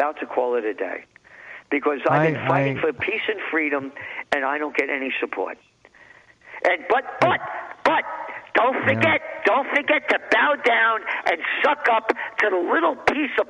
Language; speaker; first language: English; native; English